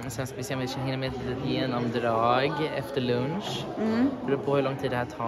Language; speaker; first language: Swedish; native; Swedish